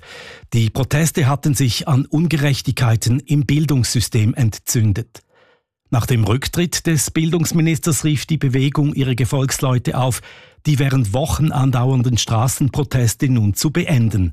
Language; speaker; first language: German; native; German